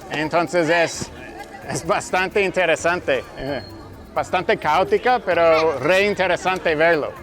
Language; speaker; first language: Spanish; non-native, fluent; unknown